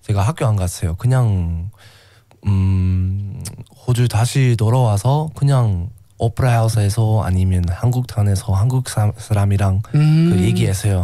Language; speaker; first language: Korean; non-native, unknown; English